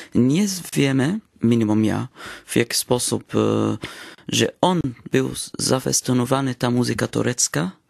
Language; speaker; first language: Polish; non-native, learner; Arabic